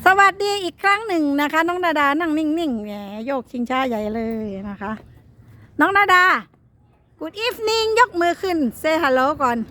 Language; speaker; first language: Thai; native; Thai